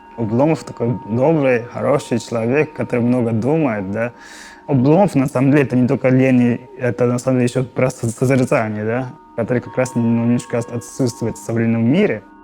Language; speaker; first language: Russian; non-native, fluent; Japanese